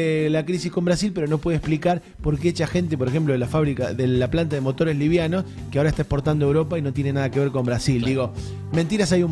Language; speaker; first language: Spanish; native; Spanish